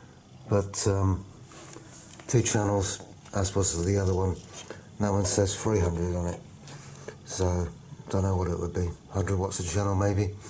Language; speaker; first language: English; native; English